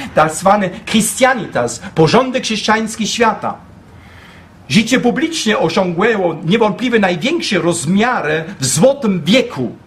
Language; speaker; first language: Polish; non-native, fluent; German